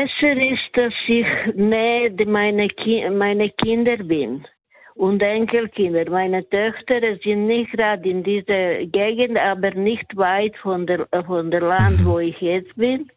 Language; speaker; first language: German; non-native, learner; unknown